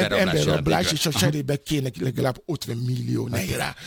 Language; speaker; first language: Hungarian; non-native, fluent; Yoruba